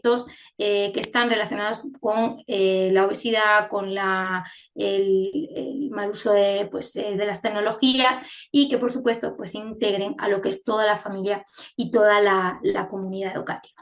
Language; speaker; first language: Spanish; native; Spanish